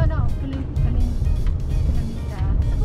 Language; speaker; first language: Indonesian; non-native, learner; English